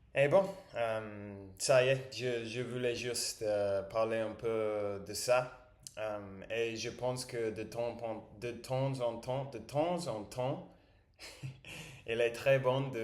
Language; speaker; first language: French; non-native, learner; English